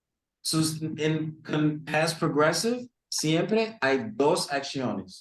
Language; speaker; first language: Spanish; early bilingual, heritage; Spanish